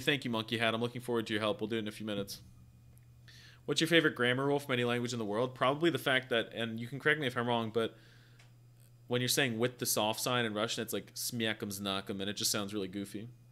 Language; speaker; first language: English; native; English